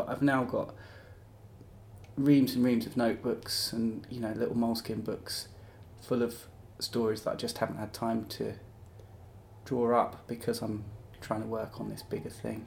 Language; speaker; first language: English; native; English